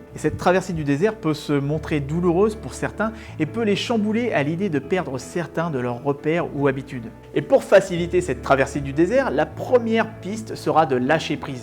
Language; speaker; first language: French; native; French